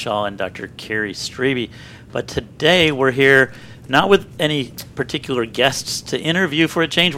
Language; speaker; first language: English; native; English